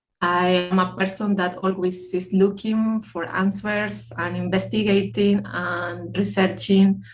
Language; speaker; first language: English; non-native, fluent; Spanish